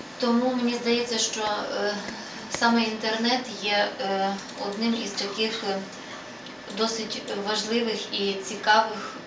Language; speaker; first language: Ukrainian; native; Ukrainian